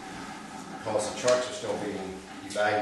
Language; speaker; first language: English; native; English